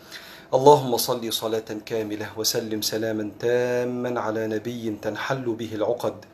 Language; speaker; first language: Arabic; native; Arabic